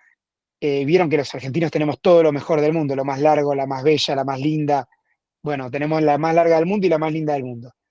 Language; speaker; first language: Spanish; native; Spanish